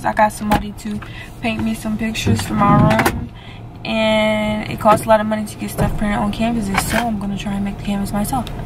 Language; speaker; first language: English; native; English